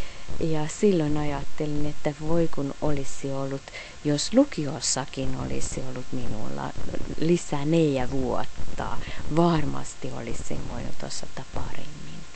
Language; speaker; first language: Finnish; non-native, fluent; Hungarian